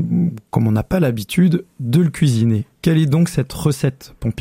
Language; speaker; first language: French; native; French